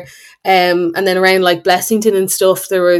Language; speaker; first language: English; native; English